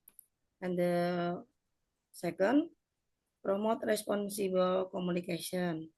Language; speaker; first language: English; non-native, learner; Indonesian